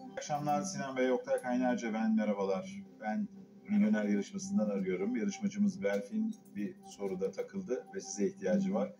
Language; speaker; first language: Turkish; native; Turkish